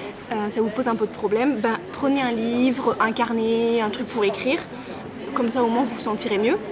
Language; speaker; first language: French; native; French